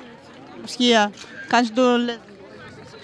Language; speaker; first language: German; non-native, learner; Ukrainian